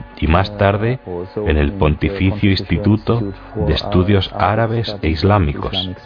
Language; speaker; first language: Spanish; non-native, fluent; German